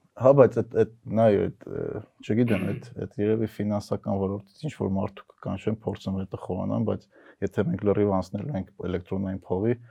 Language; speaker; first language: Armenian; native; Armenian